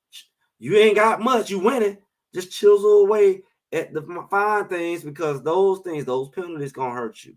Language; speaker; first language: English; native; English